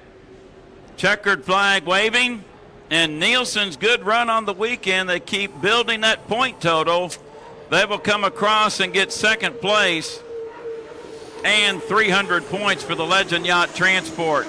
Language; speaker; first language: English; native; English